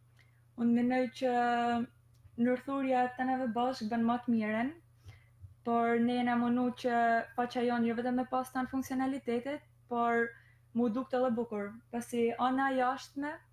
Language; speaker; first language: Albanian; native; Albanian